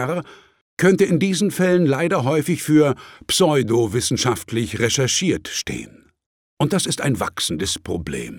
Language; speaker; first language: German; native; German